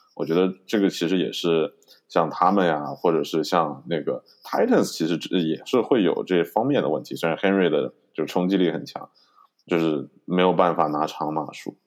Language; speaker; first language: Chinese; native; Chinese